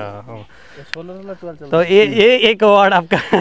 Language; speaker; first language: Hindi; non-native, learner; Bangla